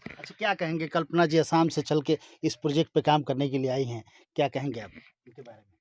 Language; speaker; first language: Hindi; native; Hindi